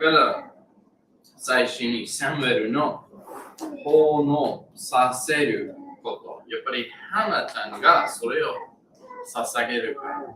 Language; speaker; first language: Japanese; non-native, learner; English